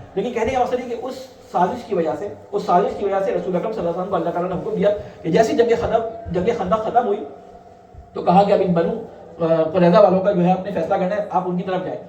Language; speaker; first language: Urdu; native; Urdu